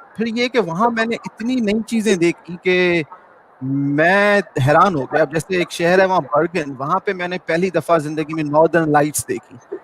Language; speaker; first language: Urdu; non-native, local second language; Sindhi